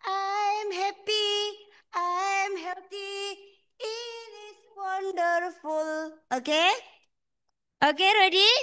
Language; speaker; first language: English; non-native, fluent; Indonesian